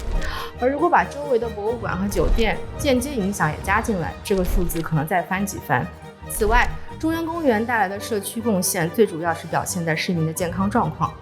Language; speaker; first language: Chinese; native; Chinese